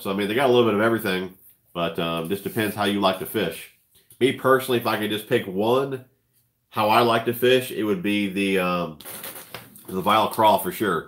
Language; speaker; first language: English; native; English